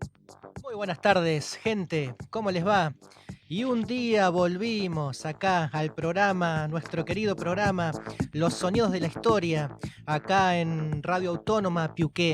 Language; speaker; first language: Spanish; native; Spanish